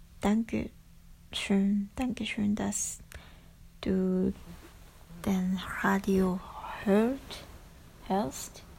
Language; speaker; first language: German; non-native, learner; Japanese